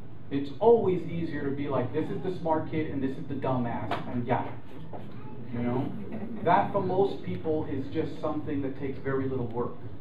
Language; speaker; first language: English; early bilingual, other home language; Spanish